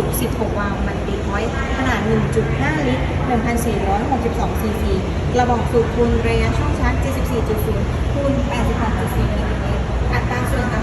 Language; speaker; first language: Thai; native; Thai